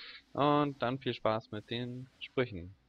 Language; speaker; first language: German; native; German